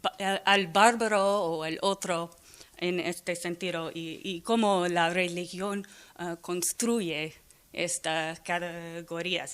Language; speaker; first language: Spanish; non-native, fluent; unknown